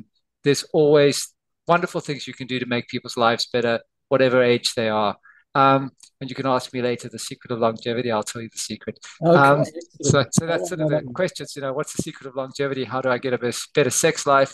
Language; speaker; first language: English; native; English